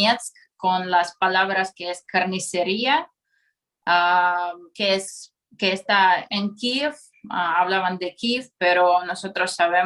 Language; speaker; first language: Spanish; non-native, fluent; Russian